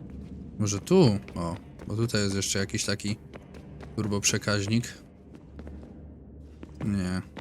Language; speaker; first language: Polish; native; Polish